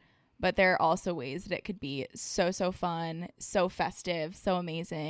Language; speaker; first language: English; native; English